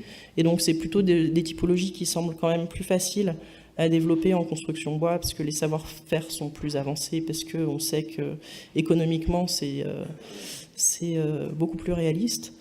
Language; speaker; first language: French; native; French